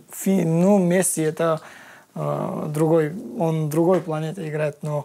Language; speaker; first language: Russian; non-native, learner; Georgian